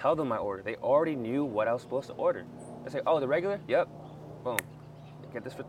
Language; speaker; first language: English; non-native, fluent; French